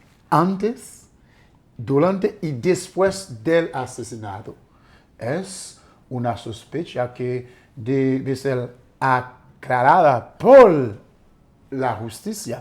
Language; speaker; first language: Spanish; non-native, fluent; Haitian Creole